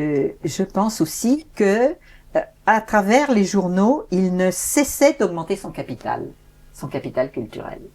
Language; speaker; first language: French; native; French